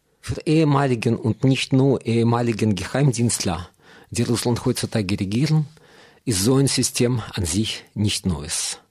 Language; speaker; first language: German; non-native, fluent; Russian